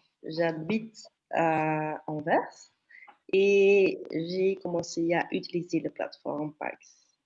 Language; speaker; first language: French; non-native, local second language; Dutch